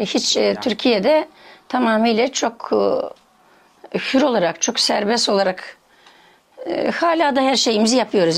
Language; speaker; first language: Turkish; early bilingual, heritage; Turkish